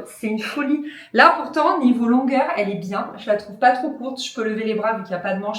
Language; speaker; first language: French; native; French